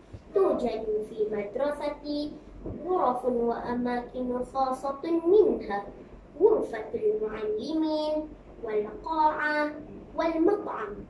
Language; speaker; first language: Arabic; non-native, learner; Malay